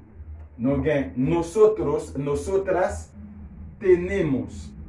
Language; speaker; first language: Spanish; non-native, learner; Haitian Creole